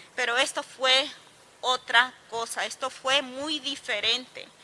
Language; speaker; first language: Spanish; early bilingual, heritage; Spanish